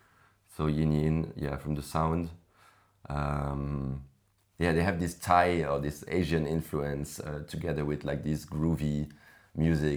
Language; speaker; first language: English; non-native, fluent; French